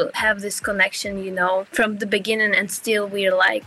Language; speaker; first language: English; non-native, fluent; Ukrainian